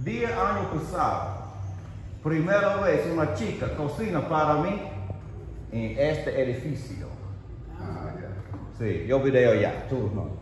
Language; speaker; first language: Spanish; non-native, learner; English